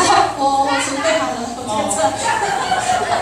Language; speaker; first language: Chinese; non-native, learner; Indonesian